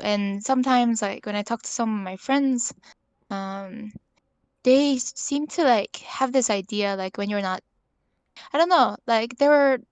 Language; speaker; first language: English; early bilingual, other home language; Korean